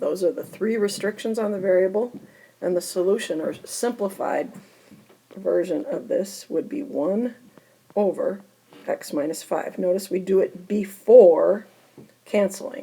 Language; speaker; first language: English; native; English